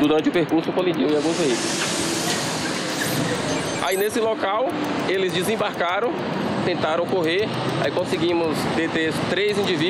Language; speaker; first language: Portuguese; native; Portuguese